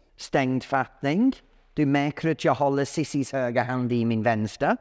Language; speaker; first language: Swedish; non-native, fluent; English